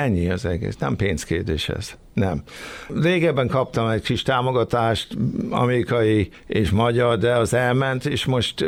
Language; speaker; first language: Hungarian; early bilingual, other home language; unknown